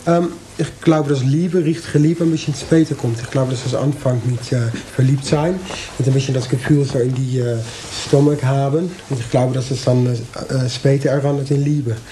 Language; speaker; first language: German; non-native, fluent; Dutch